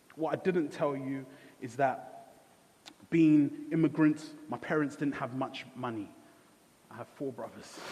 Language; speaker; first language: English; early bilingual, other home language; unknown